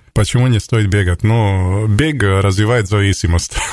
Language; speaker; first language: Russian; non-native, fluent; Serbian